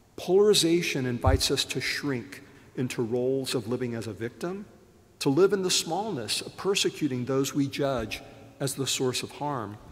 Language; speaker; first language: English; native; English